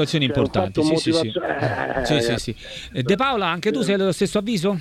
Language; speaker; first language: Italian; native; Italian